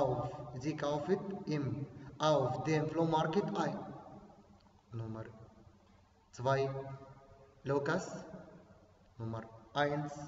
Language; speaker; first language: German; non-native, fluent; Arabic